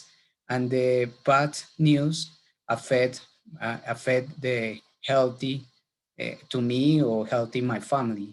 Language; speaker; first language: English; non-native, learner; Spanish